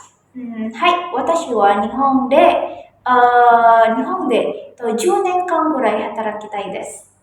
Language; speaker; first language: Japanese; non-native, learner; Indonesian